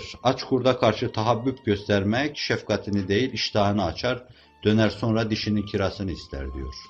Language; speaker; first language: Turkish; native; Turkish